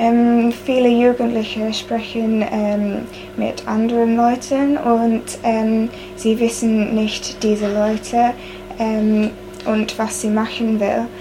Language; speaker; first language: German; non-native, learner; English